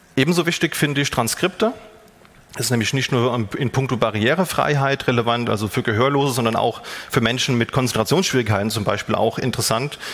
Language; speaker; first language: German; native; German